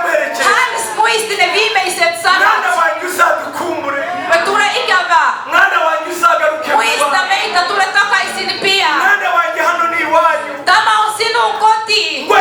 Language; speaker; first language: Finnish; non-native, learner; Kinyarwanda